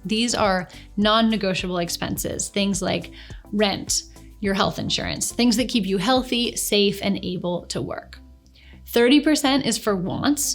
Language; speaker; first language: English; native; English